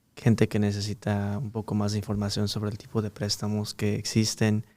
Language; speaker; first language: Spanish; early bilingual, heritage; Spanish